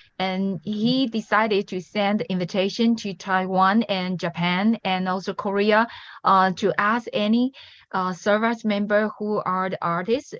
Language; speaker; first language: English; non-native, learner; Chinese